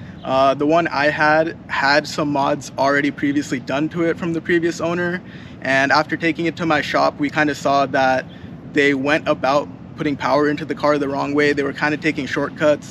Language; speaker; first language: English; native; English